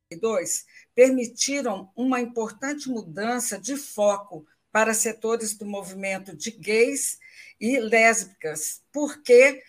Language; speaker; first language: Portuguese; native; Portuguese